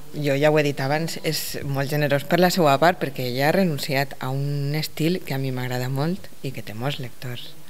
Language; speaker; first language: Catalan; native; Catalan